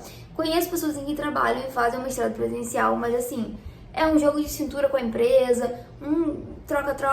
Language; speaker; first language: Portuguese; native; Portuguese